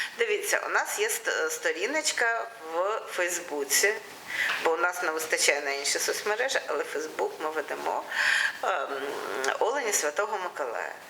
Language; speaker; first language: Ukrainian; non-native, local second language; Russian